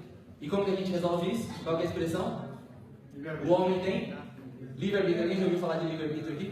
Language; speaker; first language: Portuguese; native; Portuguese